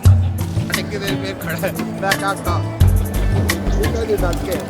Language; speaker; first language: Hindi; non-native, learner; Indonesian